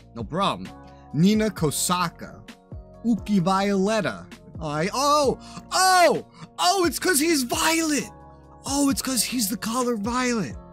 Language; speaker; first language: English; native; English